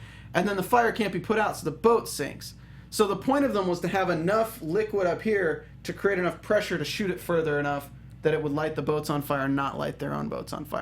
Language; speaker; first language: English; native; English